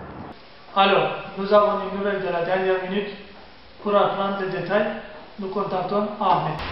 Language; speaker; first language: French; non-native, learner; Turkish